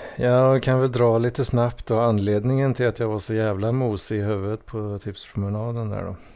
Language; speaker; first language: Swedish; native; Swedish